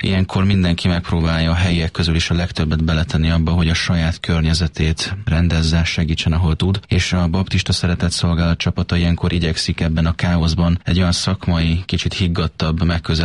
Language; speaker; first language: Hungarian; native; Hungarian